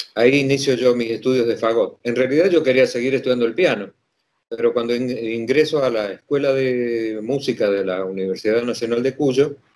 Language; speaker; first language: Spanish; native; Spanish